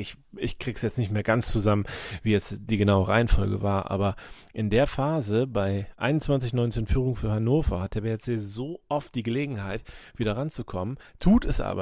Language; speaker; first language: German; native; German